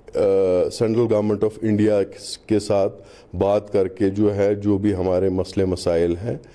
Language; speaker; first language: Hindi; non-native, local second language; Kashmiri